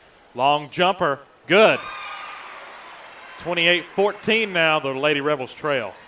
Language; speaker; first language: English; native; English